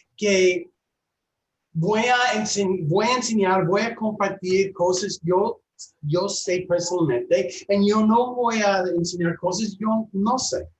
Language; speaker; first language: Spanish; non-native, learner; English